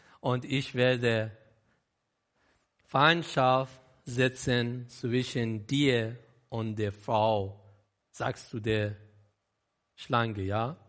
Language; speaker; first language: German; non-native, learner; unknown